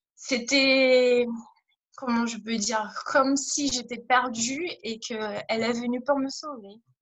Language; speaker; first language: French; non-native, fluent; Portuguese